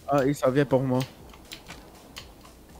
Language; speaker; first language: French; native; French